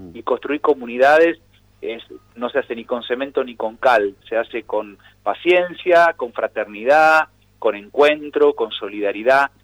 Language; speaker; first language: Spanish; native; Spanish